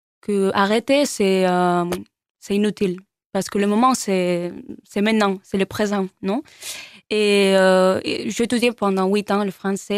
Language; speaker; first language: French; non-native, learner; Spanish